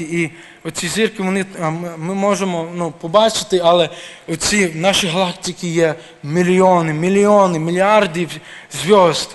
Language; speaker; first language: Ukrainian; early bilingual, heritage; Ukrainian